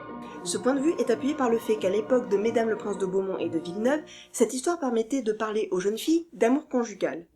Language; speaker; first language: French; native; French